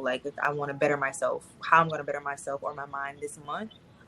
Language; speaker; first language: English; native; English